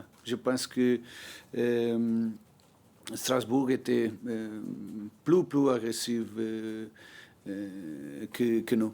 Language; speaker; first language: French; non-native, learner; Portuguese